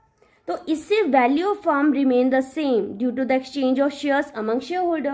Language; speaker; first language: Hindi; native; Hindi